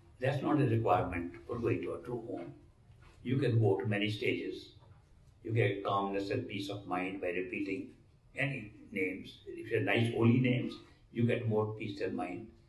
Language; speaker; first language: English; non-native, local second language; Hindi